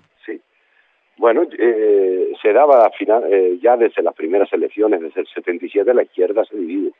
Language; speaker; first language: Spanish; native; Spanish